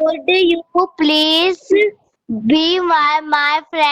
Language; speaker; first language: English; non-native, learner; Hindi